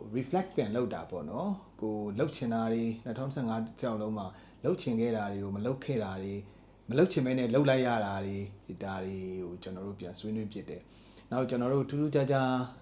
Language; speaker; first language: Burmese; native; Burmese